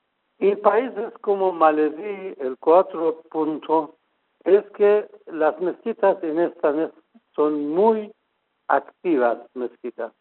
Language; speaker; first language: Spanish; non-native, fluent; Persian